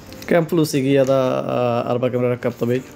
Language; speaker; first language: Arabic; non-native, learner; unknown